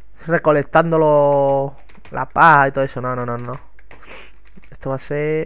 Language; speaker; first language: Spanish; native; Spanish